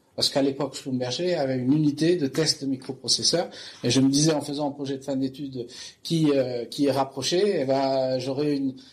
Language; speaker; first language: French; non-native, local second language; Arabic